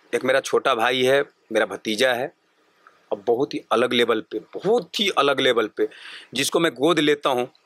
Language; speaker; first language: Hindi; native; Hindi